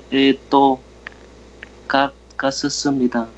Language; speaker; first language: Korean; non-native, learner; Vietnamese